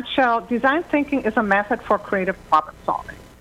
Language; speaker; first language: English; non-native, fluent; German